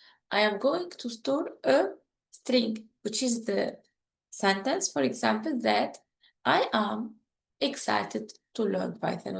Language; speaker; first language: English; non-native, fluent; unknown